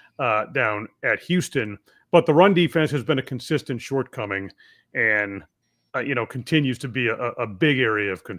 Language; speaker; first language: English; native; English